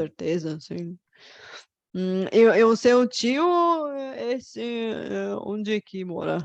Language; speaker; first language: Portuguese; non-native, fluent; Bulgarian